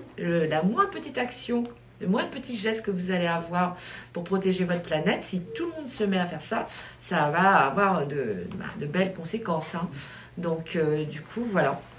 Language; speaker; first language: French; native; French